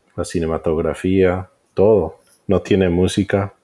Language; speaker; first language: Spanish; early bilingual, heritage; Spanish